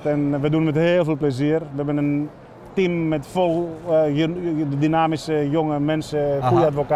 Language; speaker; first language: Dutch; non-native, fluent; Greek